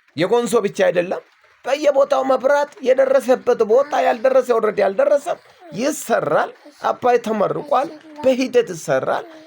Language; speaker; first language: Amharic; non-native, local second language; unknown